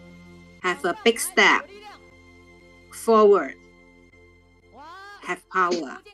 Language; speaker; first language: English; non-native, learner; Chinese